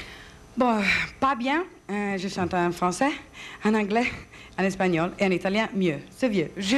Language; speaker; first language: French; non-native, fluent; Italian